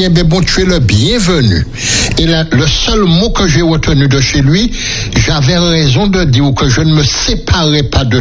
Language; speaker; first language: French; native; French